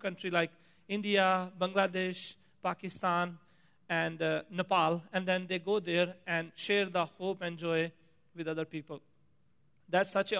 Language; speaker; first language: English; non-native, local second language; Punjabi